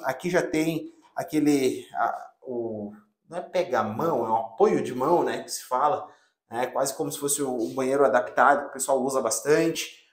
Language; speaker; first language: Portuguese; native; Portuguese